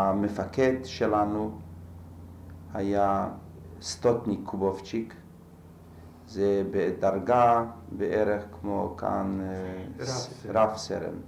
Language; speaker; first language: Hebrew; non-native, fluent; Slovak